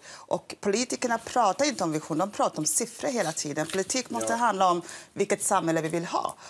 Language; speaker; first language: Swedish; early bilingual, other home language; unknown